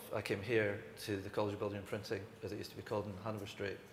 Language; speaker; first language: English; native; English